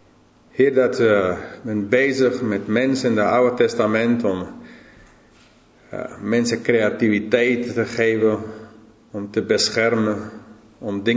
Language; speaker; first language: Dutch; non-native, fluent; English